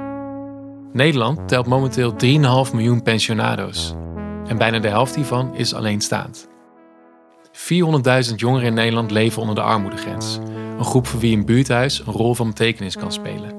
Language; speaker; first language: Dutch; native; Dutch